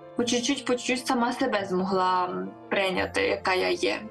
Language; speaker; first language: Ukrainian; early bilingual, heritage; Ukrainian